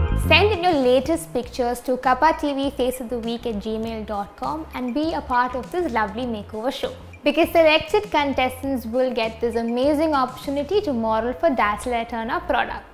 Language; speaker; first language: English; non-native, local second language; Malayalam